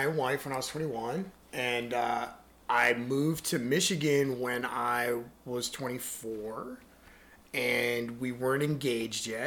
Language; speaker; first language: English; native; English